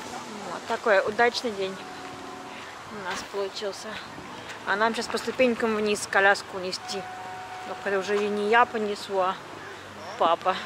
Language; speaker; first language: Russian; native; Russian